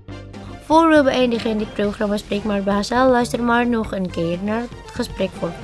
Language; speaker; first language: Dutch; non-native, learner; Indonesian